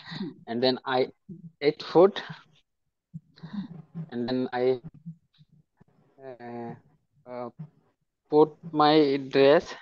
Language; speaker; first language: English; non-native, learner; Hindi